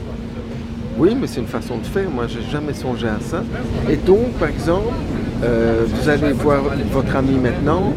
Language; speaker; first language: French; native; French